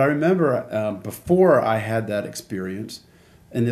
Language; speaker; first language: English; native; English